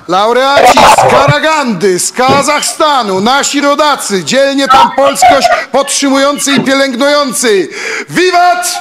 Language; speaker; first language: Polish; native; Polish